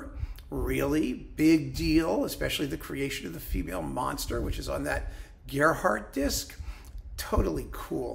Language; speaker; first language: English; native; English